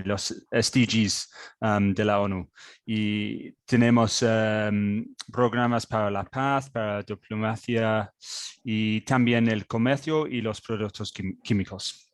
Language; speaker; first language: Spanish; non-native, learner; English